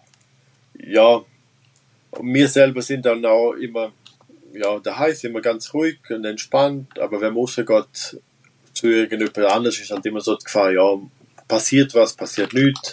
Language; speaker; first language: German; non-native, local second language; Romansh